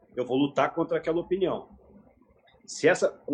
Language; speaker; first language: Portuguese; native; Portuguese